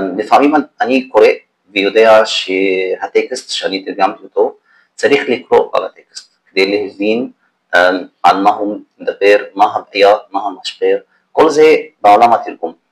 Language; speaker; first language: Hebrew; non-native, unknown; Arabic